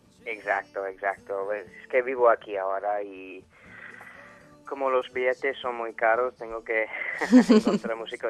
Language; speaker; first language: Spanish; non-native, fluent; English